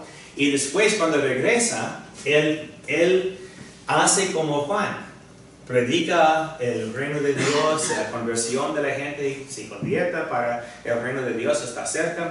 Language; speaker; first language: Spanish; non-native, fluent; English